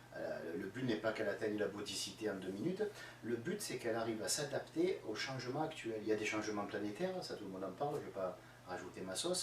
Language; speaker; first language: French; native; French